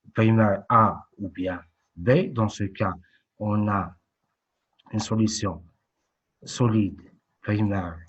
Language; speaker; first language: French; non-native, local second language; Arabic